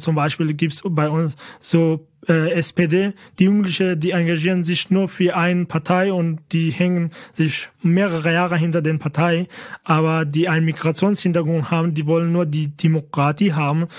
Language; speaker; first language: German; non-native, fluent; Kurdish